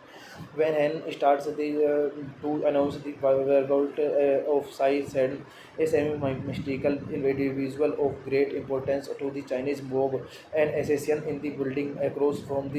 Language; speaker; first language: English; non-native, learner; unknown